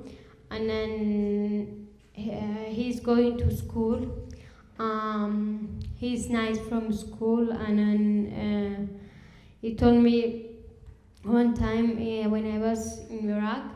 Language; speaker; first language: English; non-native, learner; Kurdish